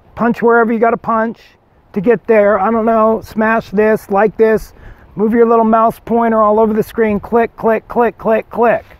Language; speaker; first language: English; native; English